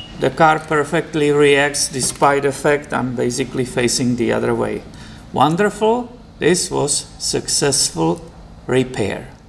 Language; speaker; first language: English; non-native, fluent; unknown